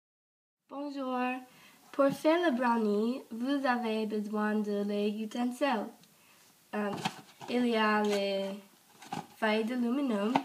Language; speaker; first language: French; non-native, learner; English